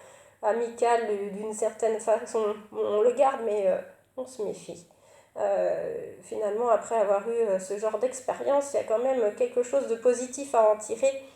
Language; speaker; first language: French; native; French